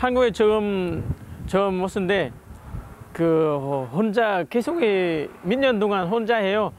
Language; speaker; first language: Korean; non-native, learner; Vietnamese